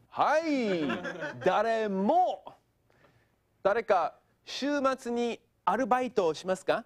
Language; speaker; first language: Japanese; non-native, fluent; English